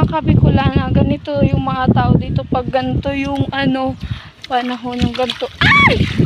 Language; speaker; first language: Filipino; non-native, local second language; Bikol